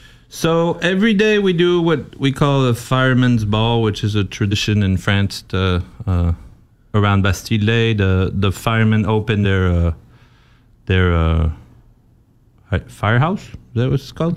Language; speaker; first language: English; non-native, fluent; French